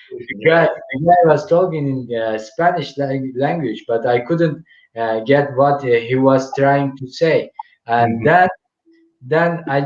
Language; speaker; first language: English; non-native, fluent; Turkish